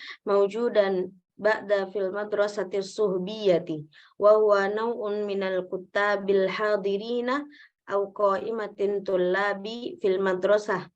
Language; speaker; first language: Arabic; non-native, learner; Indonesian